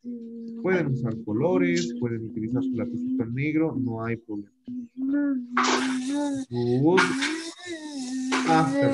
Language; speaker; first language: Spanish; native; Spanish